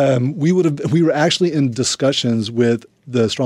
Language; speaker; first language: English; native; English